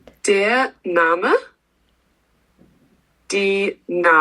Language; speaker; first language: German; non-native, learner; English